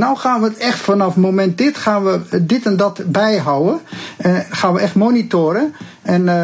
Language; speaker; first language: Dutch; native; Dutch